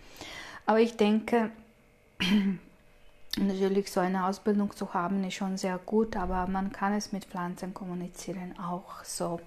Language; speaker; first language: German; non-native, fluent; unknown